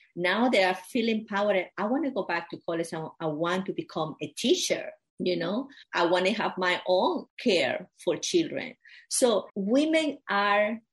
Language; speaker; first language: English; non-native, fluent; Spanish